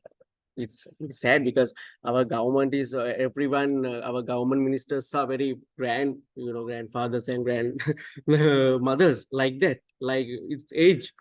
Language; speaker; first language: English; non-native, local second language; Sinhala